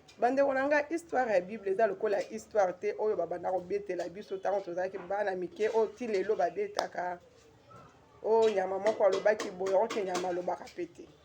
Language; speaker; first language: Lingala; non-native, local second language; Swahili